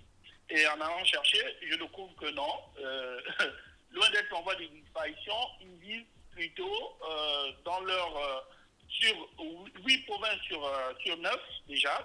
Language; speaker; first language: French; native; French